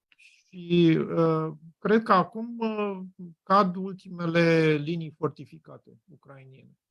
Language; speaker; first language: Romanian; native; Romanian